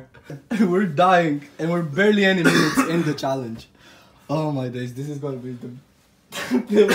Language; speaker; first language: English; non-native, fluent; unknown